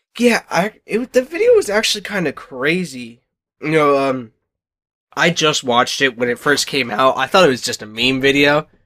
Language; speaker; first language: English; native; English